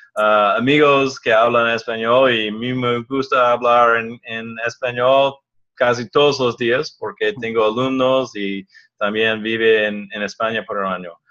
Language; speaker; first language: Spanish; non-native, learner; English